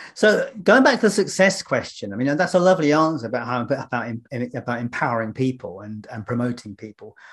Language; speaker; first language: English; native; English